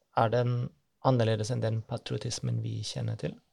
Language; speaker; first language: Norwegian; non-native, fluent; German